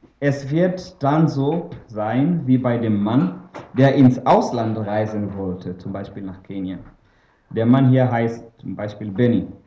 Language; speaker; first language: German; non-native, fluent; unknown